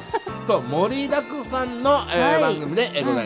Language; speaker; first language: Japanese; native; Japanese